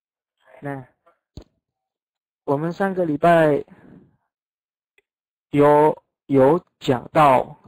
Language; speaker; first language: Chinese; non-native, fluent; Indonesian